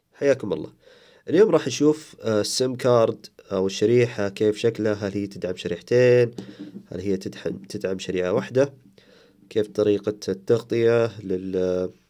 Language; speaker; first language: Arabic; native; Arabic